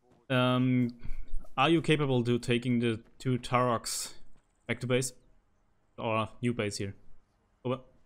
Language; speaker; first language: English; non-native, fluent; German